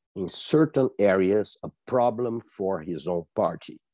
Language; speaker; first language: English; non-native, fluent; Portuguese